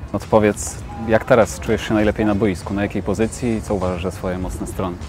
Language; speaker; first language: Polish; native; Polish